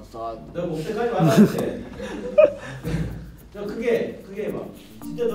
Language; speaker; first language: Korean; native; Korean